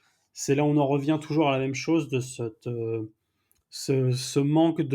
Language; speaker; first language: French; native; French